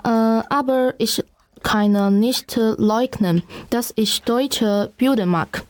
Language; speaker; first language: German; non-native, learner; Chinese